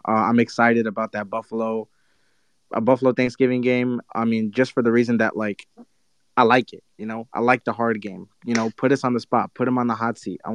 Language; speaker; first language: English; native; English